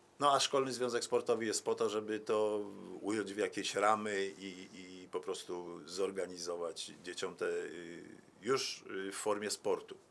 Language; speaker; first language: Polish; native; Polish